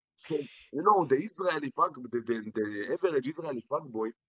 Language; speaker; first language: English; non-native, fluent; Hebrew